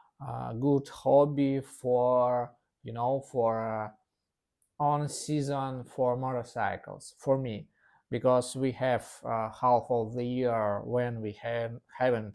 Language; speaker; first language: English; non-native, learner; Russian